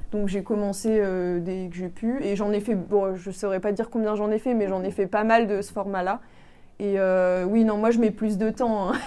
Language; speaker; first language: French; native; French